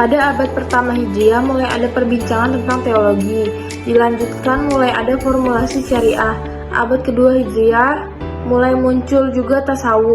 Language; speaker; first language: Indonesian; native; Indonesian